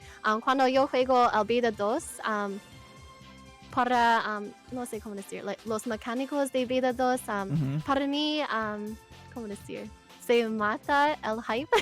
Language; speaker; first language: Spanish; non-native, learner; English